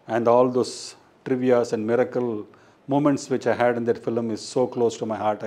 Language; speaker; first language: English; non-native, local second language; Tamil